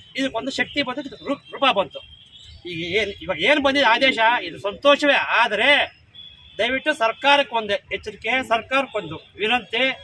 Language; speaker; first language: Kannada; native; Kannada